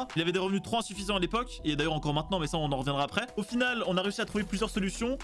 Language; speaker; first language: French; native; French